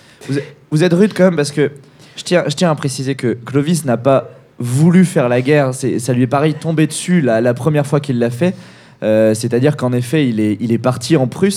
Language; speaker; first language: French; native; French